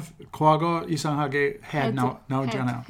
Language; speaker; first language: Korean; non-native, fluent; English